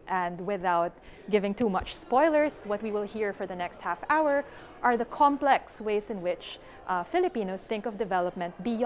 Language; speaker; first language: English; non-native, local second language; Filipino